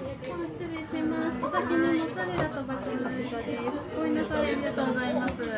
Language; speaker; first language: Japanese; native; Japanese